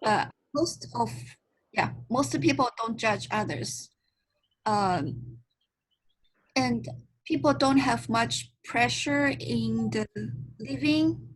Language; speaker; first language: English; non-native, learner; Chinese